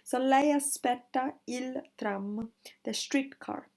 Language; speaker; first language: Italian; non-native, learner; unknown